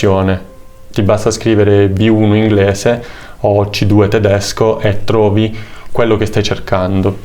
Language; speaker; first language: Italian; native; Italian